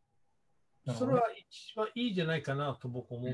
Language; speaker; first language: Japanese; non-native, fluent; English